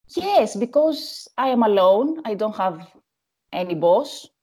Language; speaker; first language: English; non-native, learner; Greek